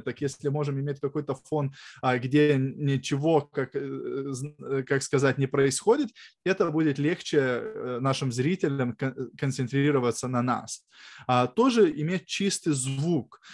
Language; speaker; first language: Russian; non-native, fluent; Lithuanian